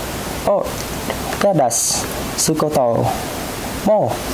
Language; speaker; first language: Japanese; non-native, learner; Vietnamese